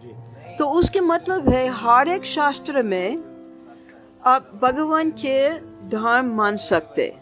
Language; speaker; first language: Hindi; non-native, fluent; English